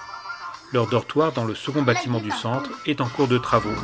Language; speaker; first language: French; native; French